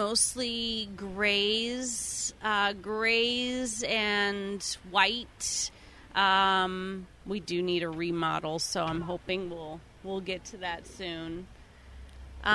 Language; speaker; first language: English; native; English